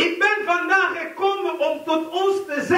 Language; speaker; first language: Dutch; non-native, fluent; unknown